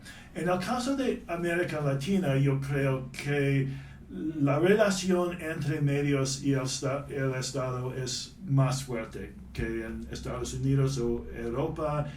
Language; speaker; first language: Spanish; non-native, fluent; English